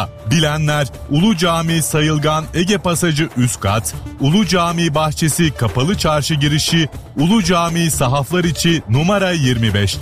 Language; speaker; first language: Turkish; native; Turkish